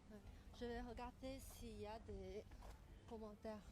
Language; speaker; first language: French; non-native, fluent; Chinese